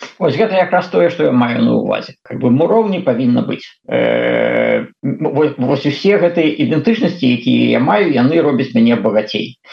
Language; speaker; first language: Belarusian; non-native, local second language; Russian